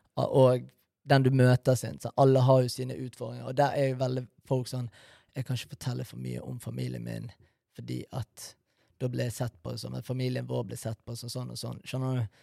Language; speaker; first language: Norwegian; early bilingual, other home language; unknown